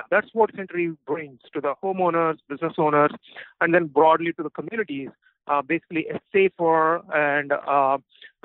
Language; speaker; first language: English; non-native, local second language; Telugu